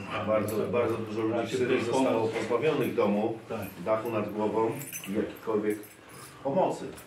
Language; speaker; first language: Polish; native; Polish